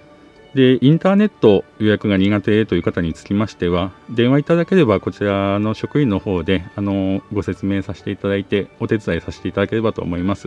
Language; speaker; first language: Japanese; native; Japanese